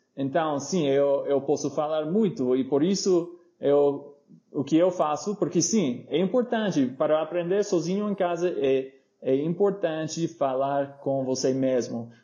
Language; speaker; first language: Portuguese; non-native, fluent; English